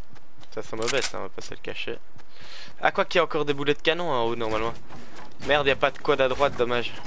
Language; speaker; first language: French; native; French